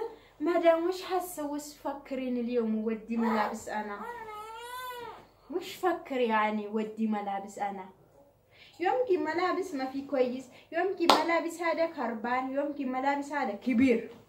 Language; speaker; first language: Arabic; non-native, learner; Oromo